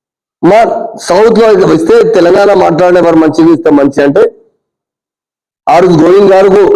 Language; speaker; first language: Telugu; non-native, local second language; Urdu